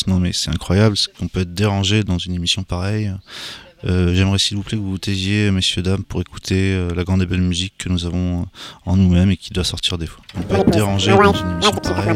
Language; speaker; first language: French; native; French